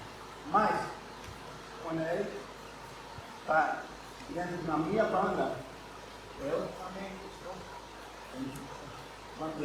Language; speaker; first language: Portuguese; non-native, learner; English